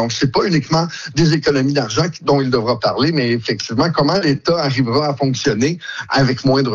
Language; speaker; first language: French; native; French